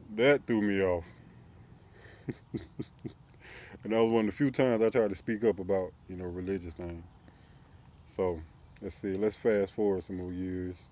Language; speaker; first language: English; native; English